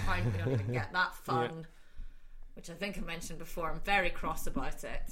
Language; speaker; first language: English; native; English